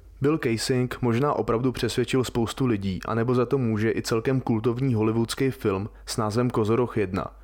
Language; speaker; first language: Czech; native; Czech